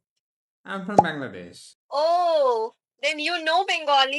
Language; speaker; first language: English; non-native, learner; Bangla